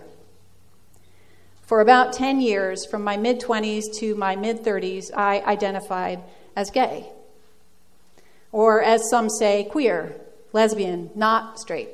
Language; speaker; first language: English; early bilingual, other home language; Dutch